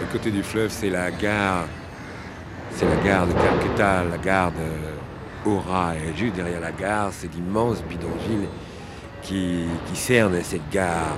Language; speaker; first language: French; native; French